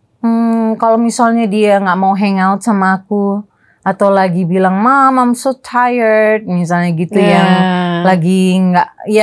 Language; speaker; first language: Indonesian; native; Indonesian